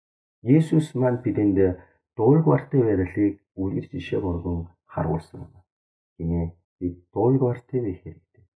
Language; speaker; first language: Mongolian; non-native, fluent; Korean